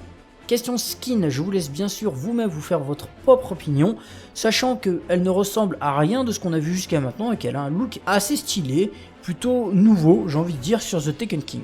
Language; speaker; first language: French; native; French